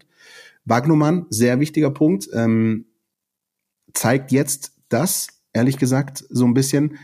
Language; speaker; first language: German; native; German